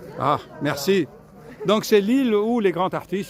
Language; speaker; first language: French; non-native, fluent; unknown